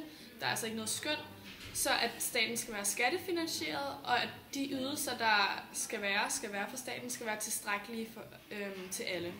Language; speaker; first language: Danish; native; Danish